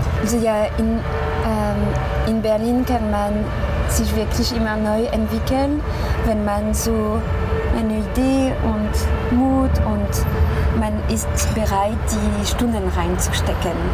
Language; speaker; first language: German; non-native, fluent; French